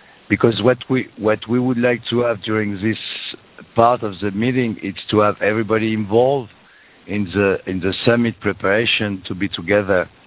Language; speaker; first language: English; non-native, fluent; French